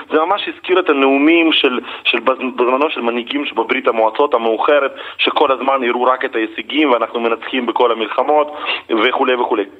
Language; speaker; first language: Hebrew; non-native, fluent; Russian